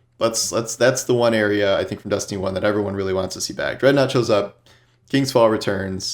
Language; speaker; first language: English; native; English